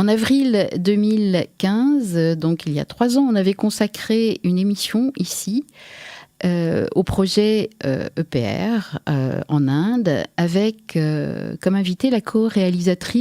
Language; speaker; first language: French; native; French